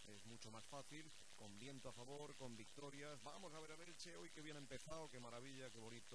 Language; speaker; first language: Spanish; native; Spanish